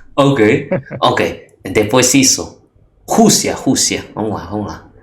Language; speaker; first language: Portuguese; non-native, learner; Indonesian